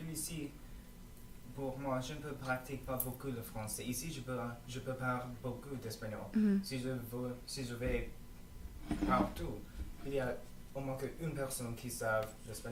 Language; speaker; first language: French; non-native, learner; English